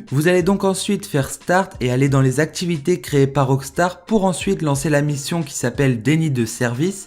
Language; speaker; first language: French; native; French